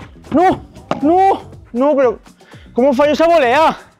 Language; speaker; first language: Spanish; native; Spanish